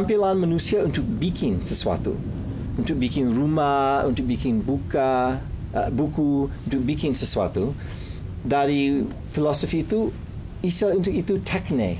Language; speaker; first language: Indonesian; non-native, fluent; English